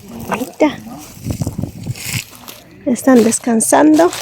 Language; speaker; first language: Spanish; non-native, learner; English